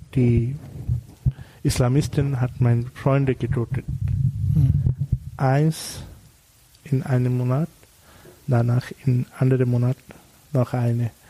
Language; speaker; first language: German; non-native, fluent; Bangla